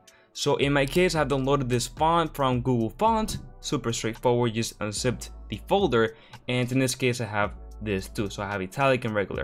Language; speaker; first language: English; non-native, fluent; Spanish